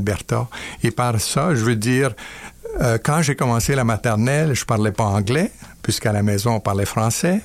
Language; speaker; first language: French; native; French